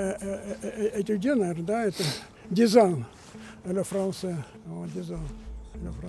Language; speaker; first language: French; non-native, learner; Russian